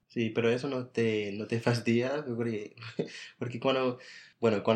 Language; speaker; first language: Spanish; non-native, fluent; English